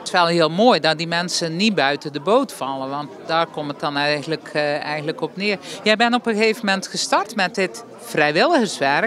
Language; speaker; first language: Dutch; native; Dutch